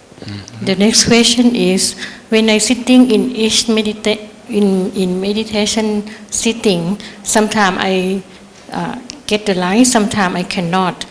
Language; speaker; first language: English; non-native, learner; Thai